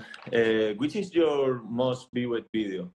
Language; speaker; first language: English; non-native, learner; Spanish